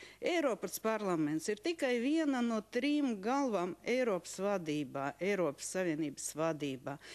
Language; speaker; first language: Latvian; non-native, local second language; Russian